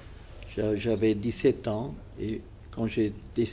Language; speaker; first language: French; non-native, fluent; German